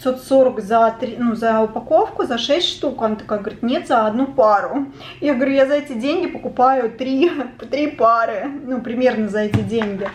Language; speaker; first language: Russian; native; Russian